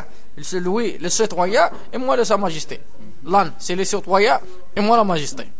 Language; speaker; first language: French; non-native, local second language; Arabic